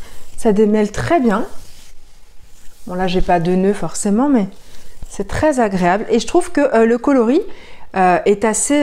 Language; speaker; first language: French; native; French